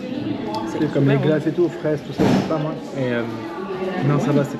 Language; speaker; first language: French; native; French